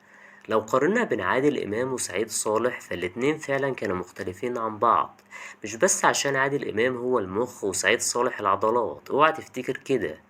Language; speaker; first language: Arabic; native; Arabic